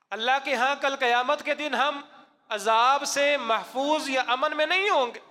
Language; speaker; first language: Urdu; non-native, local second language; Punjabi